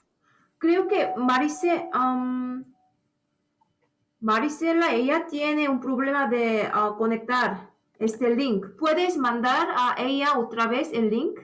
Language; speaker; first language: Spanish; non-native, learner; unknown